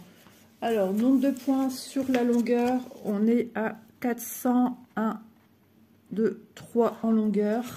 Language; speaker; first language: French; native; French